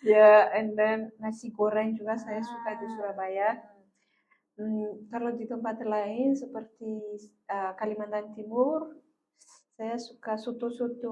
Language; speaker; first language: Indonesian; non-native, fluent; Malagasy